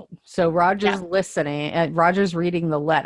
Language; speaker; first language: English; native; English